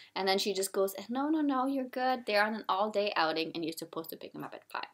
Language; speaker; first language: English; non-native, fluent; German